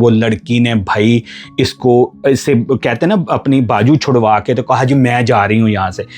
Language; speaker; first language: Hindi; non-native, local second language; Punjabi